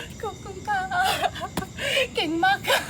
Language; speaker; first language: Thai; non-native, learner; Korean